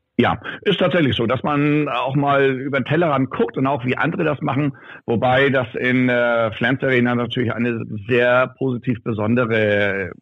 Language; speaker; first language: German; native; German